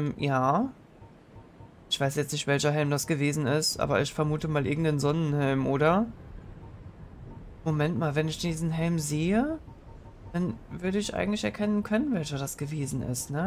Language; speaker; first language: German; native; German